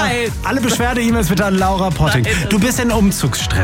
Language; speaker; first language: German; native; German